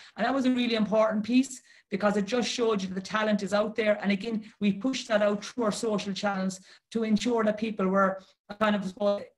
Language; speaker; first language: English; native; English